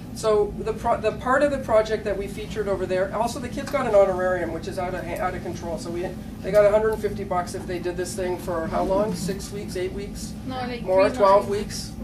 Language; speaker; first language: English; native; English